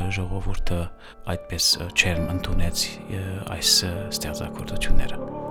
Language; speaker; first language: Armenian; early bilingual, heritage; Armenian